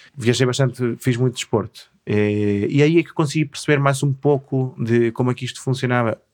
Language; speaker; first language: Portuguese; non-native, fluent; Spanish